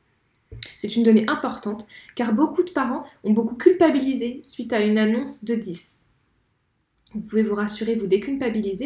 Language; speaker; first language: French; native; French